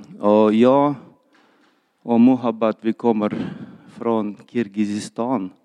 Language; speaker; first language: Swedish; non-native, fluent; Kyrgyz